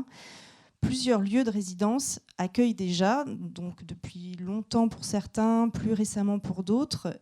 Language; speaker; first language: French; native; French